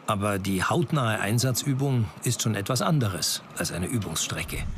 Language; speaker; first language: German; native; German